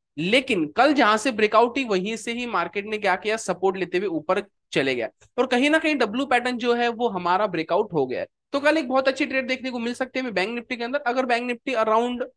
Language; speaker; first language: Hindi; native; Hindi